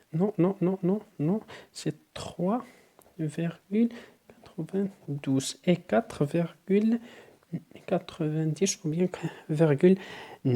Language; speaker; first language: French; non-native, local second language; Arabic